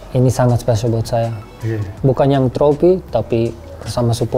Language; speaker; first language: Indonesian; non-native, learner; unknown